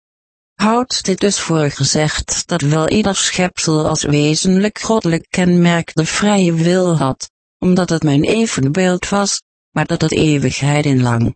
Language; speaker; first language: Dutch; native; Dutch